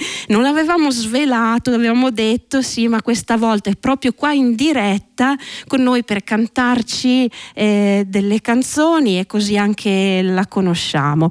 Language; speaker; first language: Italian; native; Italian